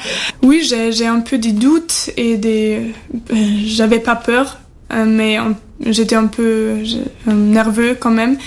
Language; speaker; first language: French; non-native, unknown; German